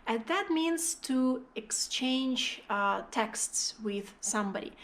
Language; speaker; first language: English; non-native, fluent; Russian